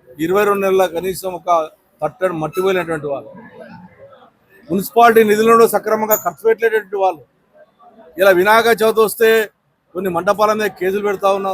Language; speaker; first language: Telugu; native; Telugu